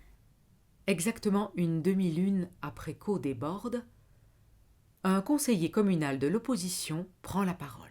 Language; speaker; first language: French; native; French